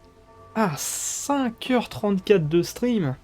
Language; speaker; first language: French; native; French